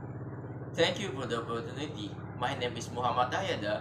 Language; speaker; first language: English; non-native, learner; Indonesian